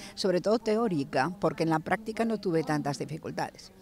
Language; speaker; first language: Spanish; native; Spanish